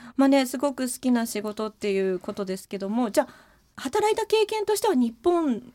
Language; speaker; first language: Japanese; native; Japanese